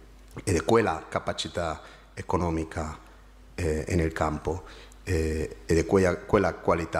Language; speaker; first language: Italian; non-native, fluent; Spanish